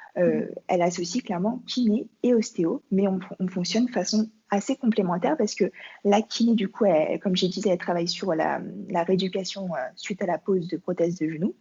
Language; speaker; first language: French; native; French